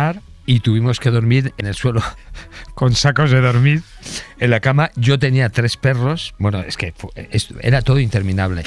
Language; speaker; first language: Spanish; native; Spanish